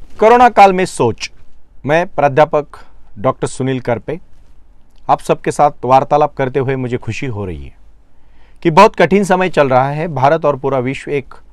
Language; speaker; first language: Hindi; non-native, local second language; Marathi